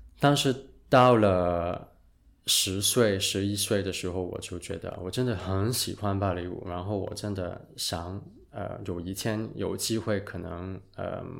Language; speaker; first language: Chinese; non-native, local second language; Cantonese